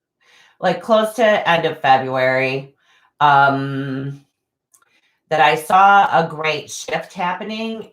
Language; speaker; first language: English; native; English